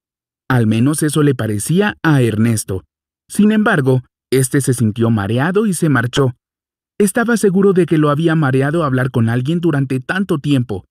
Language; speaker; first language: Spanish; native; Spanish